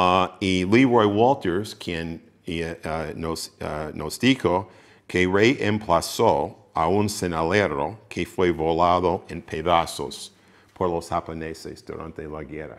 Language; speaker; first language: Spanish; non-native, fluent; English